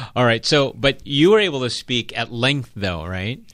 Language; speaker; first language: English; non-native, local second language; Filipino